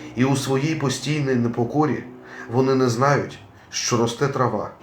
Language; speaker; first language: Ukrainian; native; Ukrainian